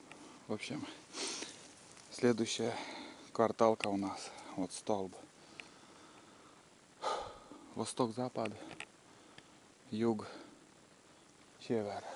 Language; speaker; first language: Russian; native; Russian